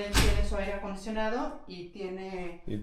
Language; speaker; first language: Spanish; native; Spanish